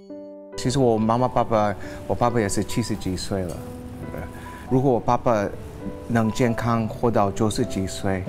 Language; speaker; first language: Chinese; early bilingual, heritage; Chinese